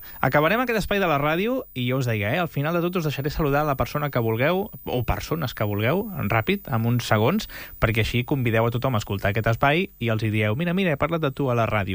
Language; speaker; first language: Catalan; native; Catalan